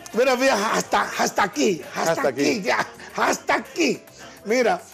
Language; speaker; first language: Spanish; native; Spanish